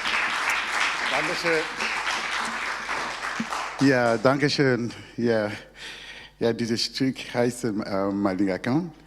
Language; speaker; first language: German; non-native, learner; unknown